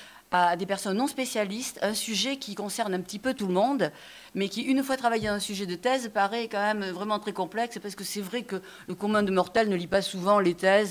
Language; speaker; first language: French; native; French